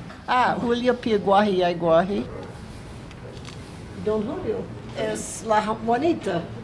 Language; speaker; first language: Spanish; non-native, fluent; English